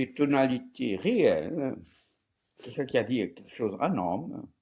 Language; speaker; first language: French; non-native, fluent; Portuguese